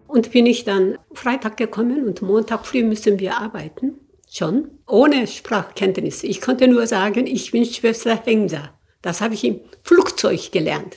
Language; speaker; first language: German; non-native, learner; Korean